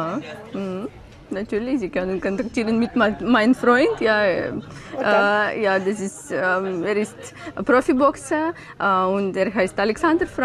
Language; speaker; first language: German; non-native, learner; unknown